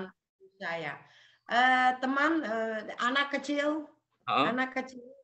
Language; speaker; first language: Indonesian; non-native, local second language; Javanese